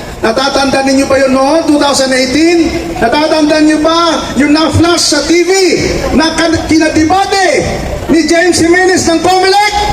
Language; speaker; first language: Filipino; non-native, local second language; Iloko